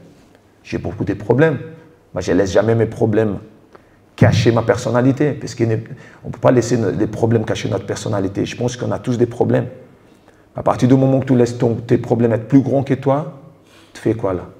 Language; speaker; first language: French; non-native, fluent; Portuguese